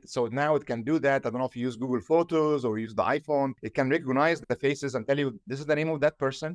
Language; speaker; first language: English; non-native, fluent; Arabic